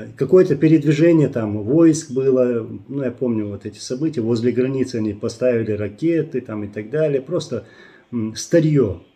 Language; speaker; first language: Russian; non-native, local second language; Chechen